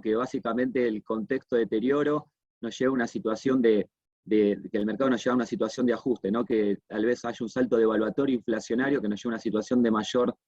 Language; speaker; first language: Spanish; native; Spanish